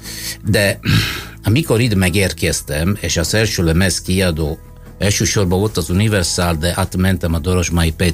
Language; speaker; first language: Hungarian; non-native, fluent; Italian